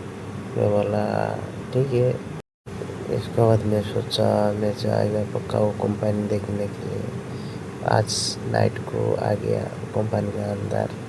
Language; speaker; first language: Hindi; non-native, local second language; Odia